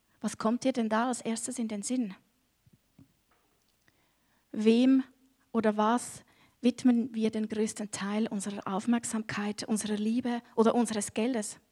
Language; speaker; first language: German; native; German